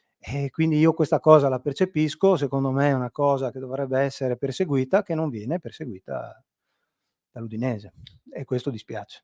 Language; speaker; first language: Italian; native; Italian